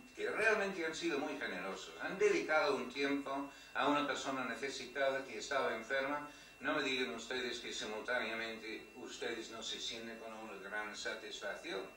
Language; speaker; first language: Spanish; non-native, fluent; English